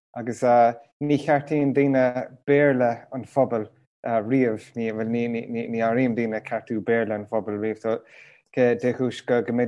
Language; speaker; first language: Irish; non-native, local second language; English